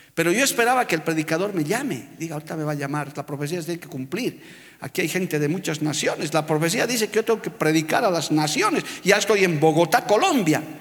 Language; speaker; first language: Spanish; native; Spanish